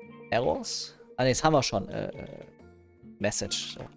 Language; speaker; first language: German; native; German